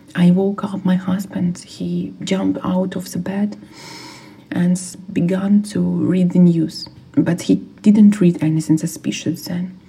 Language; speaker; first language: English; non-native, fluent; Ukrainian